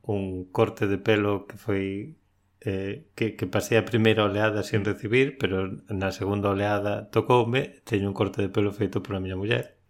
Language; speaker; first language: Galician; native; Galician